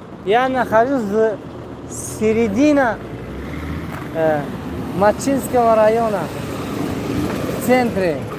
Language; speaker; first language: Russian; non-native, local second language; Tajik